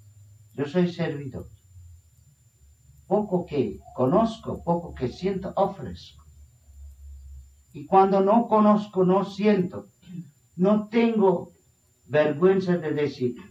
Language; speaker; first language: Spanish; non-native, fluent; Bangla